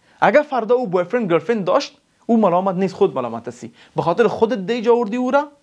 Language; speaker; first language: Persian; non-native, local second language; Pashto